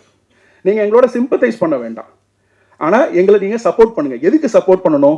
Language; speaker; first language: Tamil; native; Tamil